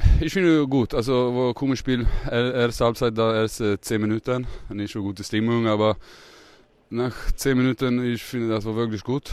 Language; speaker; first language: German; non-native, learner; Swedish